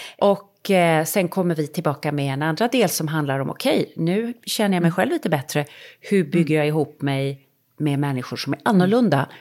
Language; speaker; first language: Swedish; native; Swedish